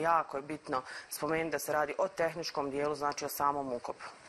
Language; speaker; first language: Croatian; native; Croatian